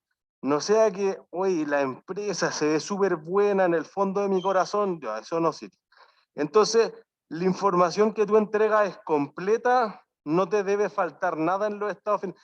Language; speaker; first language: Spanish; native; Spanish